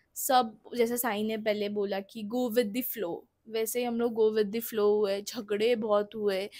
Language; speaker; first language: Hindi; non-native, local second language; Marathi